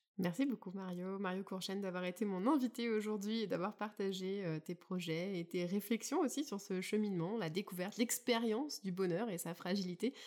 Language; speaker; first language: French; native; French